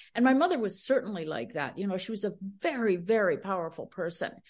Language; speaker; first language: English; early bilingual, other home language; Spanish